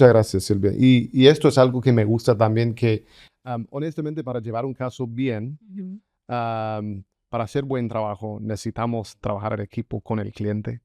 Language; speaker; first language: Spanish; non-native, fluent; English